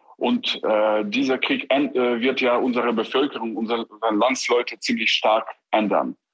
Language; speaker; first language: German; non-native, fluent; Ukrainian